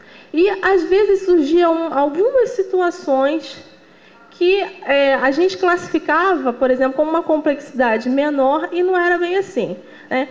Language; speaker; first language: Portuguese; native; Portuguese